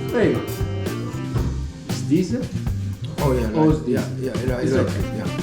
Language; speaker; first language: English; non-native, learner; Italian